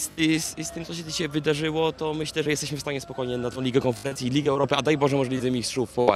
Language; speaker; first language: Polish; native; Polish